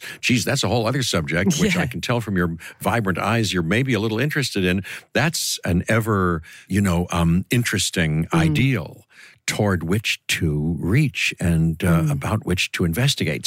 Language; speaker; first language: English; native; English